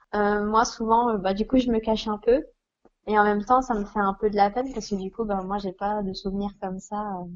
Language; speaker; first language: French; native; French